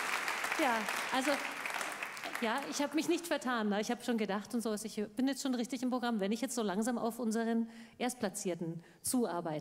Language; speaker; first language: German; native; German